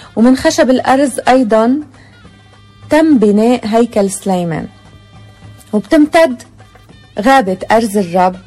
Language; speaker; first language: Arabic; native; Arabic